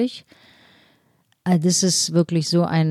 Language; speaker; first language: German; native; German